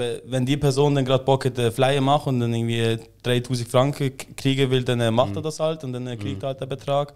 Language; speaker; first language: German; native; German